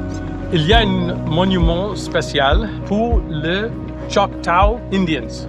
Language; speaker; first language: French; non-native, local second language; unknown